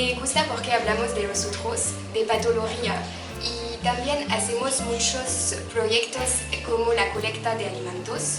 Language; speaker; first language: Spanish; non-native, learner; French